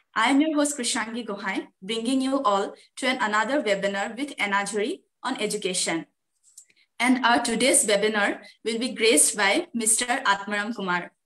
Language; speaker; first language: English; non-native, local second language; Assamese